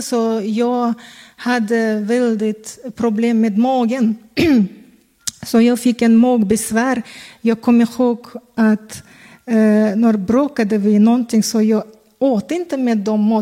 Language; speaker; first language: Swedish; non-native, fluent; Kazakh